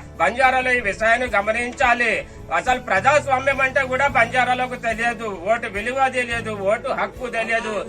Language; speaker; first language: Telugu; non-native, local second language; Lambadi